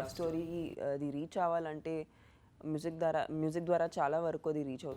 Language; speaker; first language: Telugu; non-native, fluent; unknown